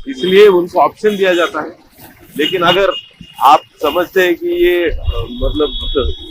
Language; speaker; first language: Hindi; non-native, local second language; Marathi